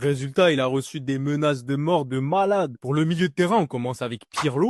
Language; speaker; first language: French; native; French